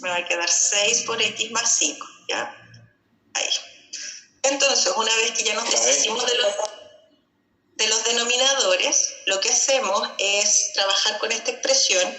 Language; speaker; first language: Spanish; native; Spanish